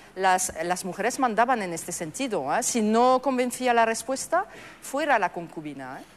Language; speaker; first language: Spanish; non-native, fluent; French